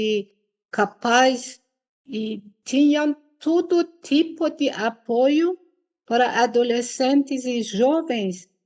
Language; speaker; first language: Portuguese; non-native, fluent; Persian